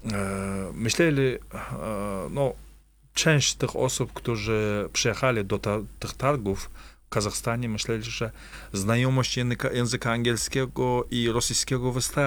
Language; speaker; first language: Polish; non-native, fluent; Kazakh